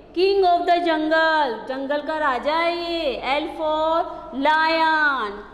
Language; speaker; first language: Hindi; non-native, local second language; Gujarati